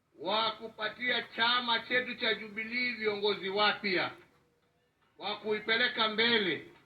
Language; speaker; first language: Swahili; non-native, local second language; Kikuyu